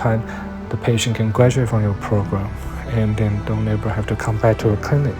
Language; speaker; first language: English; non-native, fluent; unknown